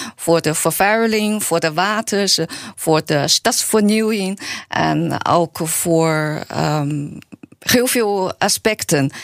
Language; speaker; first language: Dutch; non-native, learner; Chinese